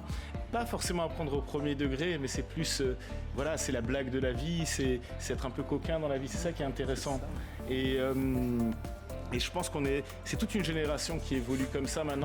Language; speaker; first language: French; native; French